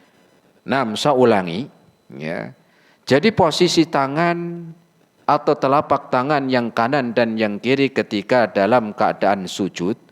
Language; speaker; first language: Indonesian; native; Indonesian